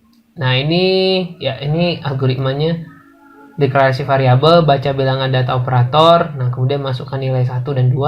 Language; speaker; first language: Indonesian; native; Indonesian